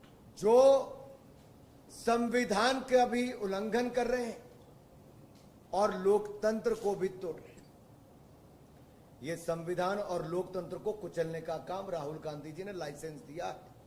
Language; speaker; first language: Hindi; native; Hindi